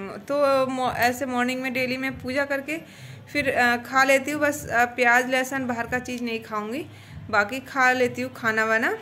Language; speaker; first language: Hindi; non-native, local second language; Bangla